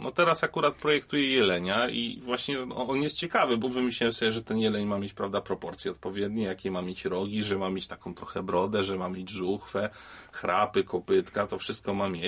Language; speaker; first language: Polish; native; Polish